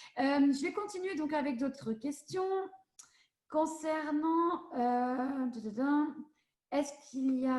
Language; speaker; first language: French; native; French